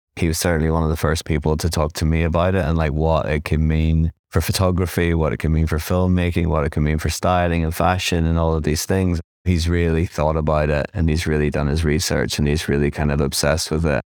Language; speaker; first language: English; native; English